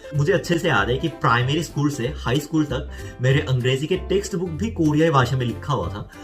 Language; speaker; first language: Hindi; non-native, fluent; Korean